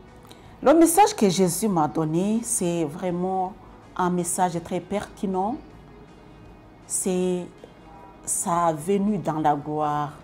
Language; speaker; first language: French; non-native, local second language; Kinyarwanda